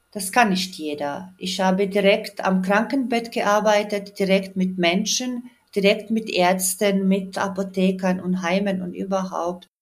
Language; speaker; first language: German; non-native, fluent; Croatian